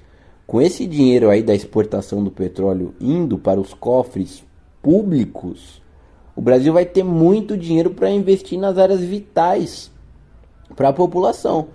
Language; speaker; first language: Portuguese; native; Portuguese